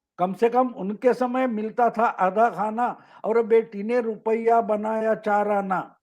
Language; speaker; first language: Hindi; non-native, local second language; Marathi